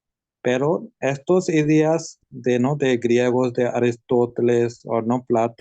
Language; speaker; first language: Spanish; non-native, learner; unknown